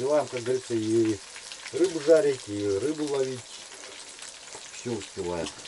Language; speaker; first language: Russian; native; Russian